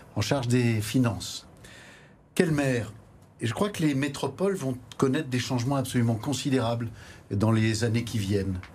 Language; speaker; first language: French; native; French